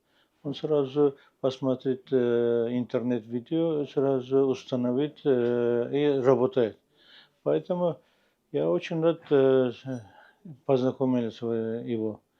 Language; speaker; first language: Russian; non-native, local second language; Abkhazian